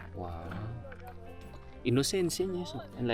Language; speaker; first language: Spanish; non-native, fluent; Indonesian